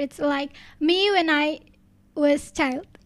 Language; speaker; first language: English; non-native, learner; Indonesian